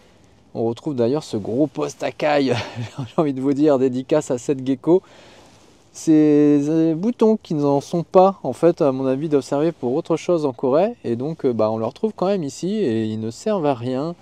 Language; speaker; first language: French; native; French